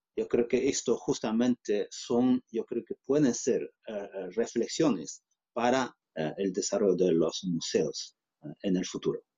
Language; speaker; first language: Spanish; non-native, fluent; Chinese